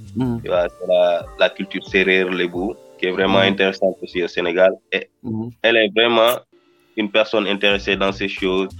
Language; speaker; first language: French; non-native, local second language; Wolof